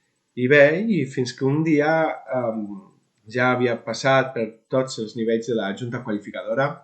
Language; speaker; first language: Catalan; non-native, local second language; Spanish